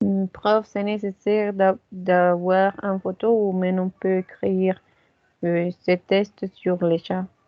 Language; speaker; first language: French; non-native, learner; Spanish